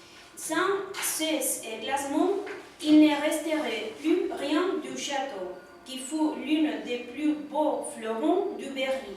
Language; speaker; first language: French; non-native, learner; Spanish